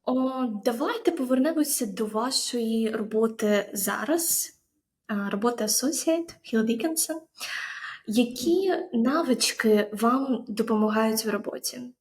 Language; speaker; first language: Ukrainian; native; Ukrainian